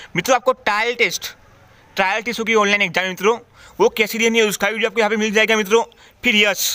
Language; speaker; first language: Hindi; non-native, local second language; Gujarati